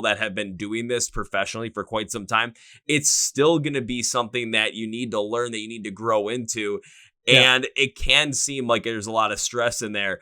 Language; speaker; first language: English; native; English